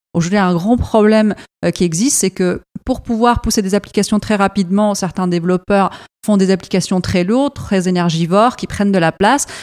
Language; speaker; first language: French; non-native, fluent; Arabic